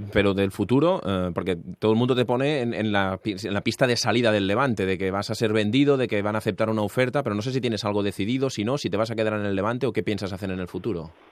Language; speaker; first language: Spanish; non-native, local second language; Catalan